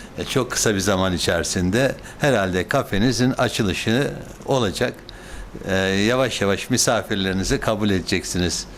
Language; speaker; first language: Turkish; native; Turkish